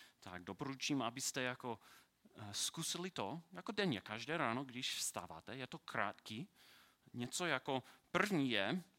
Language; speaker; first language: Czech; non-native, learner; English